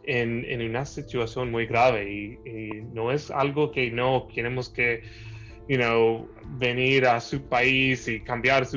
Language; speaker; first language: Spanish; early bilingual, heritage; Spanish